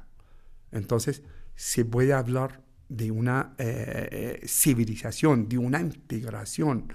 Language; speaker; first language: Spanish; non-native, fluent; Arabic